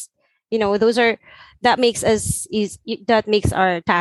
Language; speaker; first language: English; non-native, local second language; Filipino